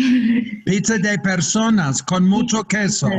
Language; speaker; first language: Spanish; non-native, fluent; English